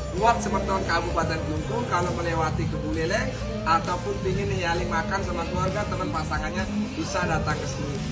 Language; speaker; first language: Indonesian; non-native, local second language; Balinese